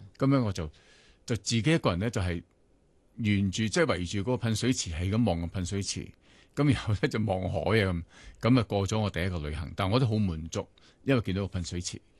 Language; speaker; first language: Cantonese; non-native, local second language; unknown